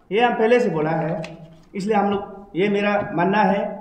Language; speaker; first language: Hindi; non-native, local second language; Nyishi